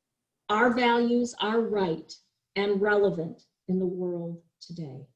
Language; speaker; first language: English; native; English